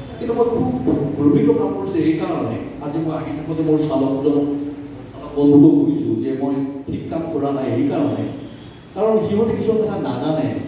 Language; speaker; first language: Assamese; native; Assamese